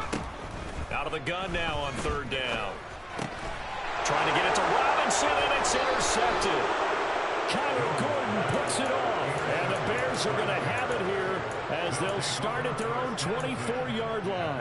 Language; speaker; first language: English; native; English